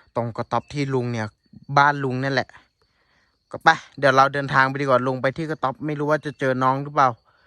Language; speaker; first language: Thai; non-native, local second language; S'gaw Karen